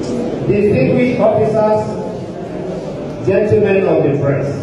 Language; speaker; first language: English; non-native, local second language; Yoruba